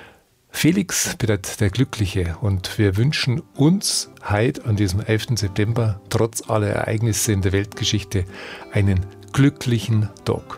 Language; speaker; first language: German; native; German